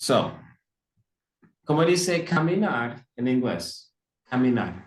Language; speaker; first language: Spanish; non-native, fluent; English